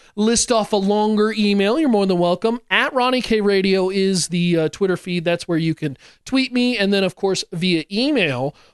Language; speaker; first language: English; native; English